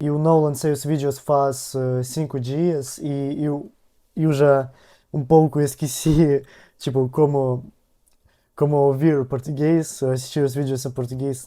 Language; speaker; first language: Portuguese; non-native, learner; Russian